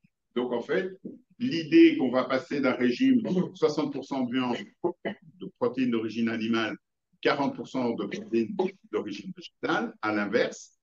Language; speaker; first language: French; native; French